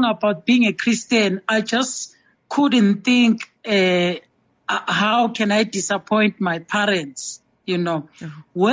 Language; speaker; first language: English; non-native, local second language; Zulu